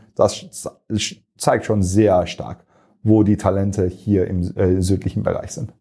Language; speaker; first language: German; non-native, fluent; Turkish